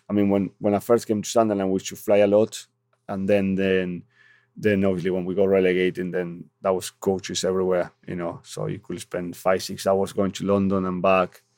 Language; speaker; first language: English; non-native, fluent; Spanish